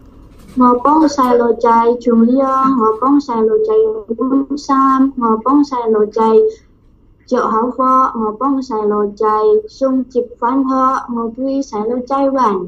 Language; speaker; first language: Cantonese; non-native, learner; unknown